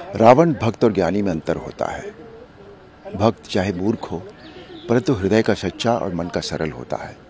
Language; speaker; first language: Hindi; native; Hindi